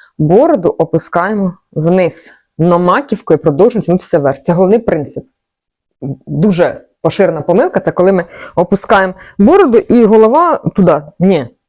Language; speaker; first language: Ukrainian; non-native, local second language; Russian